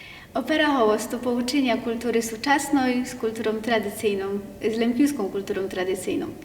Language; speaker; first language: Polish; non-native, local second language; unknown